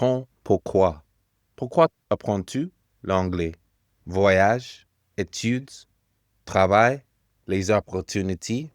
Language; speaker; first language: French; non-native, fluent; English